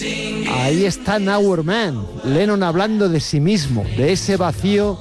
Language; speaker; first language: Spanish; native; Spanish